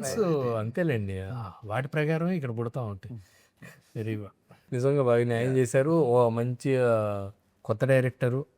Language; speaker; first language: Telugu; native; Telugu